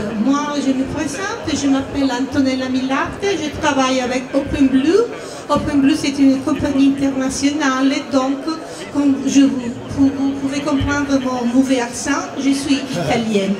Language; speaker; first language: French; non-native, fluent; Italian